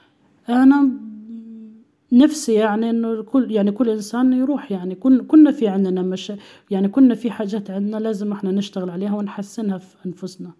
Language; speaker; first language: Arabic; native; Arabic